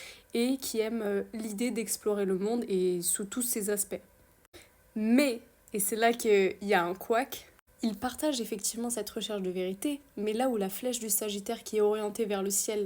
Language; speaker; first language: French; native; French